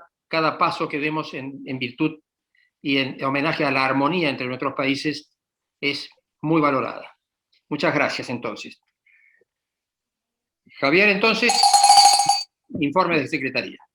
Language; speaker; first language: Spanish; native; Spanish